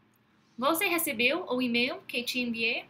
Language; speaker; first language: Portuguese; non-native, fluent; English